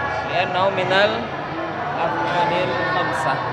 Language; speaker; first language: Arabic; non-native, fluent; Indonesian